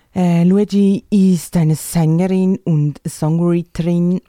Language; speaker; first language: German; non-native, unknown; Portuguese